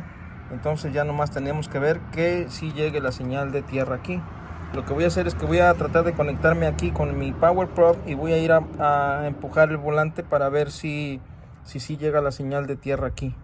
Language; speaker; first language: Spanish; native; Spanish